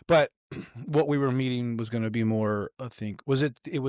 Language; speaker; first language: English; native; English